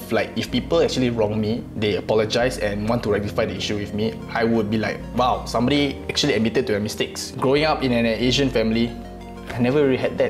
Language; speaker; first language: English; non-native, local second language; Malay